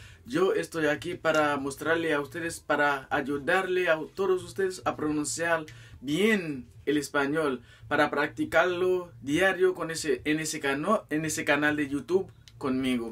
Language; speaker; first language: Spanish; non-native, fluent; Haitian Creole